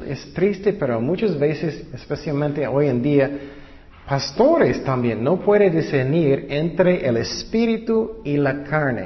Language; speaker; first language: Spanish; non-native, fluent; English